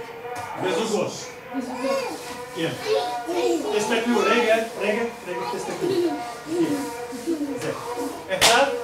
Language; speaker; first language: Hebrew; non-native, learner; Russian